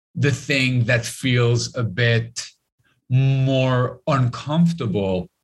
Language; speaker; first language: English; non-native, fluent; Arabic